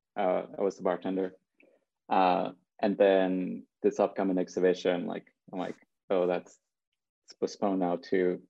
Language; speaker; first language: English; early bilingual, other home language; Spanish